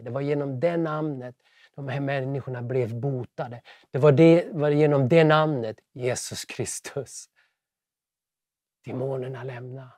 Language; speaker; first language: Swedish; native; Swedish